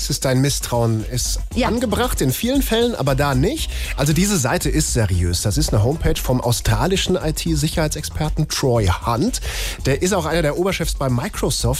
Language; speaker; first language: German; native; German